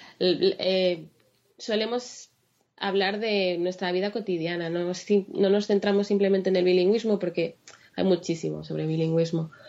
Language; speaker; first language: Spanish; native; Spanish